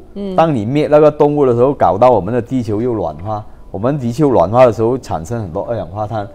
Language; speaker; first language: Chinese; non-native, local second language; Cantonese